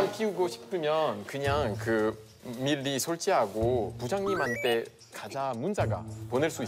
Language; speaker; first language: Korean; non-native, fluent; Spanish